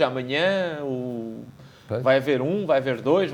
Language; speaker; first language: Portuguese; native; Portuguese